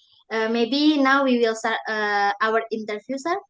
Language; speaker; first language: English; non-native, learner; Indonesian